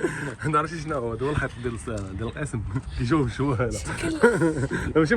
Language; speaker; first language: Arabic; native; Arabic